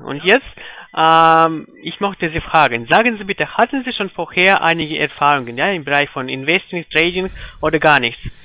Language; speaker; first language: German; non-native, fluent; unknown